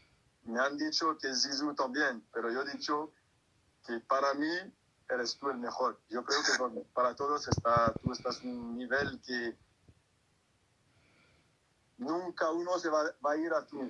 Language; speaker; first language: Spanish; non-native, fluent; French